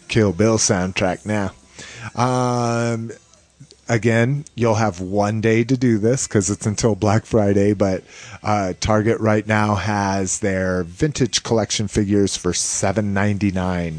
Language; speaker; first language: English; native; English